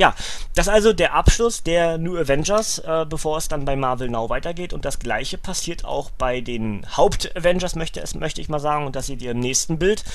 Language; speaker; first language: German; native; German